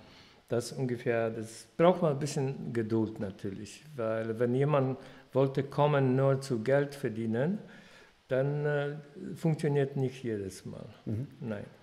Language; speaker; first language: German; non-native, fluent; Polish